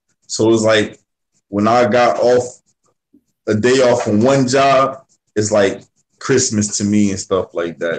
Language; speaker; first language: English; native; English